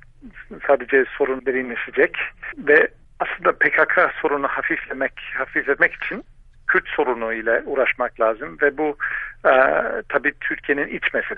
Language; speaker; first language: Turkish; non-native, fluent; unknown